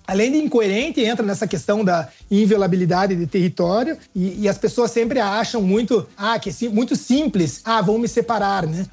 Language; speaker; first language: Portuguese; native; Portuguese